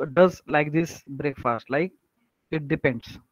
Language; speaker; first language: English; non-native, local second language; Marathi